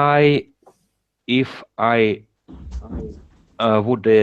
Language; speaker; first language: English; non-native, learner; Russian